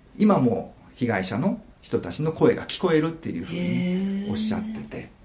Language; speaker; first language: Japanese; native; Japanese